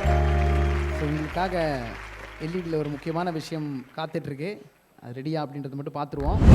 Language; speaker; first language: Tamil; native; Tamil